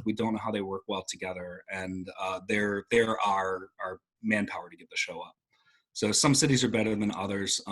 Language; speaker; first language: English; native; English